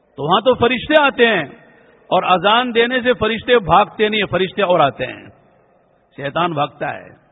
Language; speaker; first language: Urdu; native; Urdu